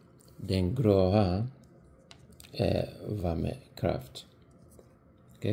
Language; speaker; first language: Swedish; non-native, fluent; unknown